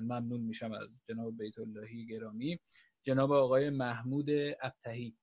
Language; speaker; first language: Persian; native; Persian